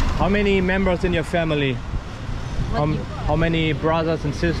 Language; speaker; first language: English; non-native, fluent; German